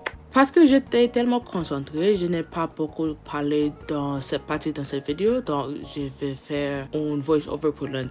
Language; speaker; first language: French; non-native, learner; English